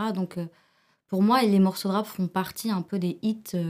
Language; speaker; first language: French; early bilingual, other home language; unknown